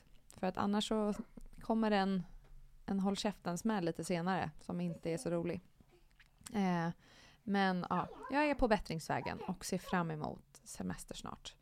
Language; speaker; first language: Swedish; native; Swedish